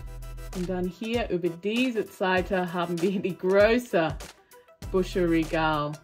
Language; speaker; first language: German; non-native, learner; English